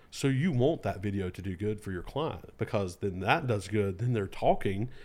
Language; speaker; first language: English; native; English